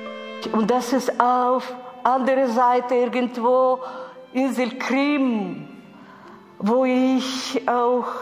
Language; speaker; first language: German; non-native, fluent; Russian